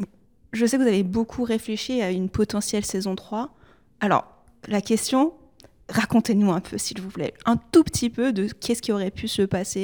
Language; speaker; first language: French; native; French